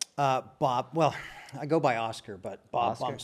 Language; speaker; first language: English; native; English